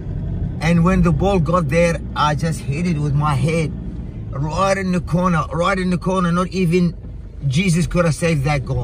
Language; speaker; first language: English; non-native, fluent; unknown